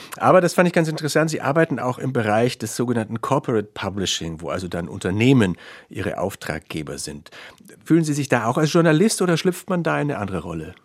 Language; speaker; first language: German; native; German